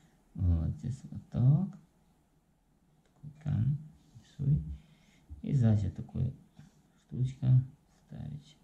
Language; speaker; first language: Russian; non-native, learner; Chinese